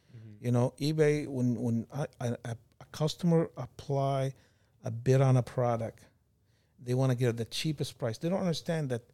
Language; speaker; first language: English; non-native, fluent; Arabic